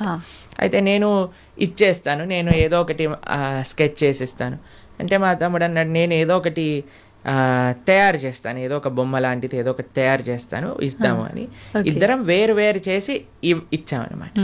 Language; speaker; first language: Telugu; native; Telugu